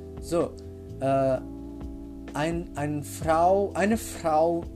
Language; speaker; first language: German; non-native, learner; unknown